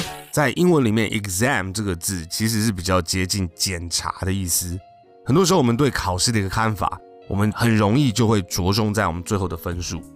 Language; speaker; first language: Chinese; native; Chinese